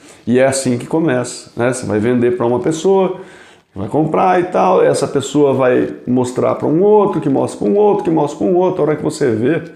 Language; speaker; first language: Portuguese; native; Portuguese